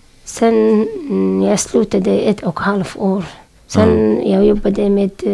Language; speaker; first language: Swedish; non-native, learner; Syriac